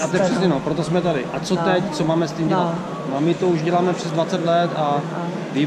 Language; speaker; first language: Czech; native; Czech